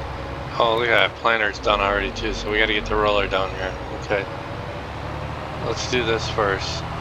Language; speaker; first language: English; native; English